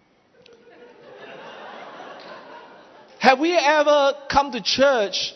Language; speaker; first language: English; non-native, local second language; Chinese